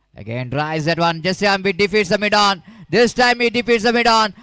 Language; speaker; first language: English; non-native, local second language; Kannada